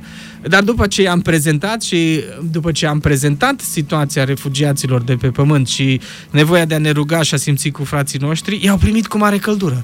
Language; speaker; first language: Romanian; native; Romanian